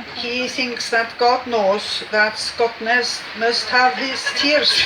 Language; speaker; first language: English; non-native, local second language; Welsh